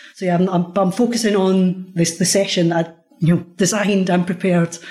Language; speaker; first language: English; native; English